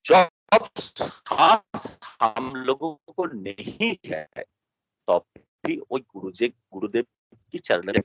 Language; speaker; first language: Hindi; non-native, local second language; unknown